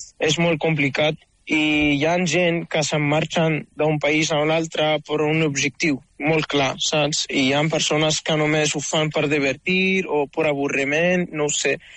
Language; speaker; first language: Catalan; non-native, fluent; Arabic